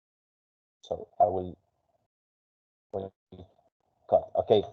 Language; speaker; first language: English; non-native, fluent; Spanish